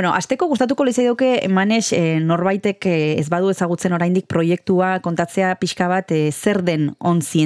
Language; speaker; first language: Basque; native; Basque